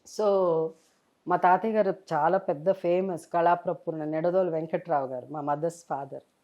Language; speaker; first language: Telugu; native; Telugu